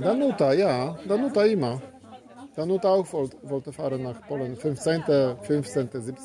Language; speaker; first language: German; non-native, learner; Polish